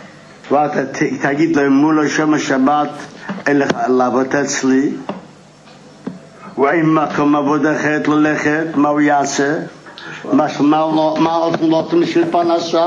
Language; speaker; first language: Hebrew; non-native, fluent; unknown